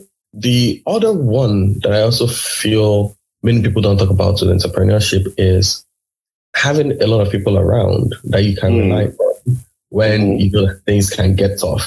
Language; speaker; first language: English; non-native, local second language; Igbo